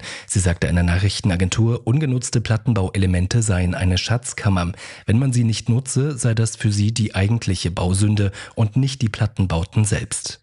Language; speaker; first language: German; native; German